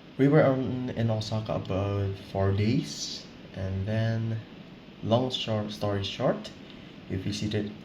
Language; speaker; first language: English; non-native, learner; Indonesian